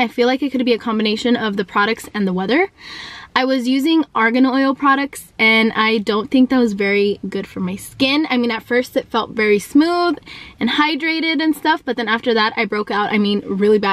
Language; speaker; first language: English; early bilingual, other home language; Spanish